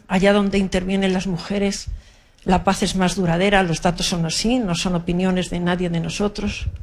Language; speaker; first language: Spanish; native; Spanish